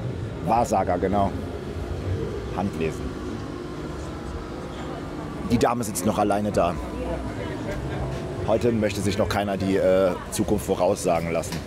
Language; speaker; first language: German; native; German